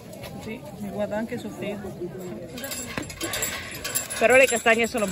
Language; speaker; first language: Italian; native; Italian